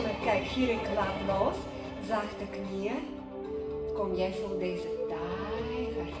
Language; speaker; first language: Dutch; non-native, learner; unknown